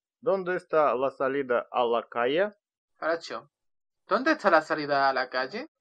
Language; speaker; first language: Spanish; non-native, learner; Russian